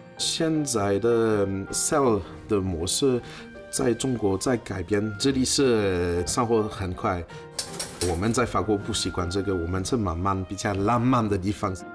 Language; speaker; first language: Chinese; non-native, fluent; French